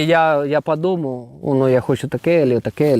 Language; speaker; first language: Ukrainian; non-native, learner; Spanish